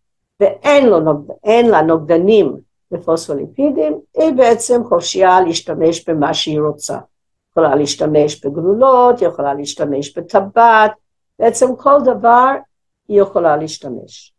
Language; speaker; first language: Hebrew; non-native, fluent; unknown